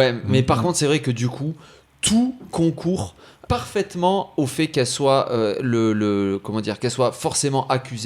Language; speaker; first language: French; native; French